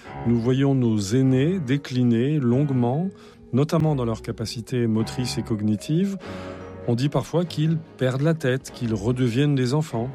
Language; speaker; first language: French; native; French